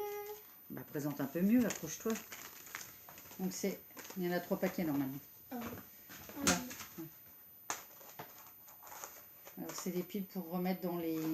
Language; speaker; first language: French; native; French